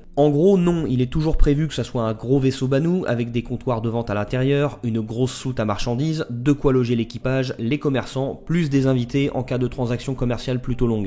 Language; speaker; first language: French; native; French